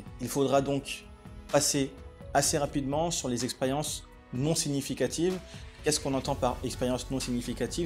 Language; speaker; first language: French; native; French